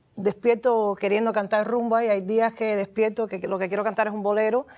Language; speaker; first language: Spanish; early bilingual, heritage; Spanish